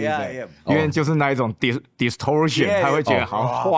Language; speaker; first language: Chinese; native; Chinese